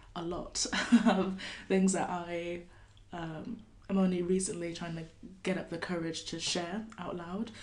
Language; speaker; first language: English; native; English